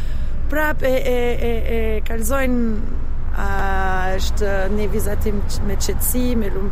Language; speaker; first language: Albanian; non-native, fluent; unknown